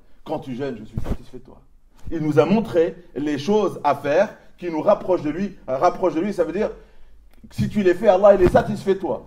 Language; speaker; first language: French; native; French